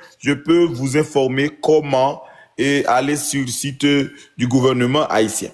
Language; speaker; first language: French; non-native, local second language; Haitian Creole